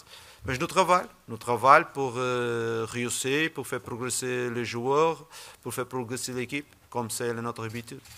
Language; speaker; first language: French; non-native, learner; Portuguese